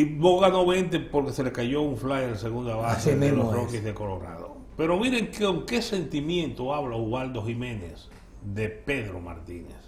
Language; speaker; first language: Spanish; native; Spanish